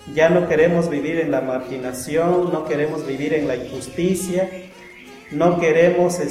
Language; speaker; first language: Spanish; non-native, local second language; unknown